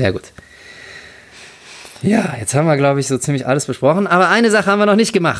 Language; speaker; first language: German; native; German